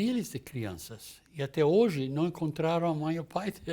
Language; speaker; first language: Portuguese; non-native, fluent; English